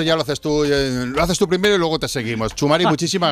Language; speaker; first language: Spanish; native; Spanish